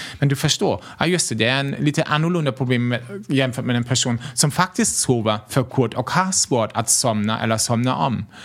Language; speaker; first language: Swedish; non-native, fluent; German